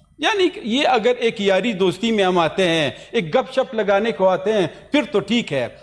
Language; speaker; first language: Urdu; non-native, local second language; Pashto